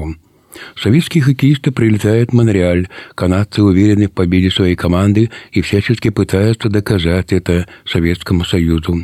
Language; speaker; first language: Russian; native; Russian